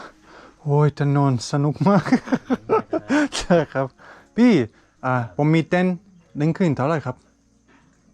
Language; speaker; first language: Thai; non-native, learner; Russian